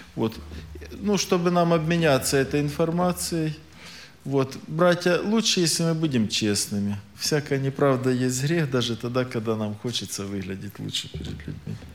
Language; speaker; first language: Russian; native; Russian